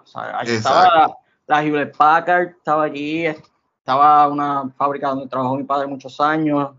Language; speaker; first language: Spanish; native; Spanish